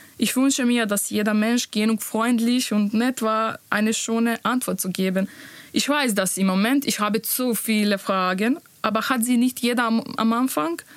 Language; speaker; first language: German; non-native, learner; Bosnian